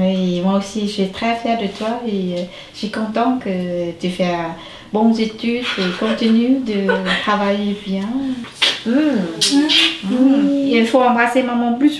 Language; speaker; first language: French; non-native, learner; Vietnamese